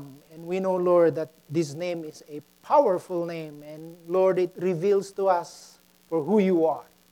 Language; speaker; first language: English; non-native, local second language; Pampanga